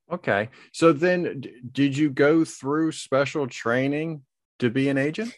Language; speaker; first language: English; native; English